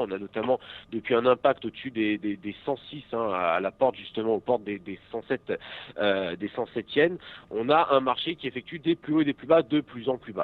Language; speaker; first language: French; native; French